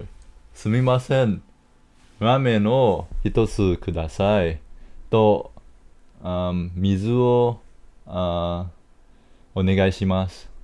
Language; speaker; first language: Japanese; non-native, learner; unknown